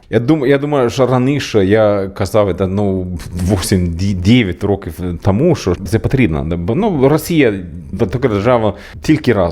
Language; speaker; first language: Ukrainian; non-native, learner; Swedish